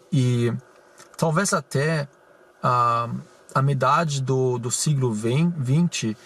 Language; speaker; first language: Portuguese; non-native, fluent; German